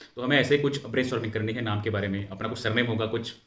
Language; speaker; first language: Hindi; non-native, local second language; Marathi